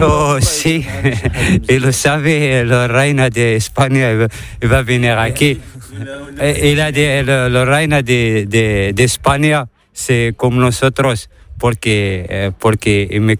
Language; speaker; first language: Spanish; non-native, learner; Arabic